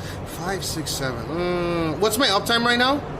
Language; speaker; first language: English; native; English